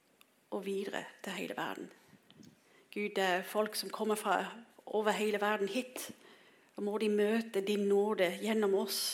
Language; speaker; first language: Norwegian; non-native, fluent; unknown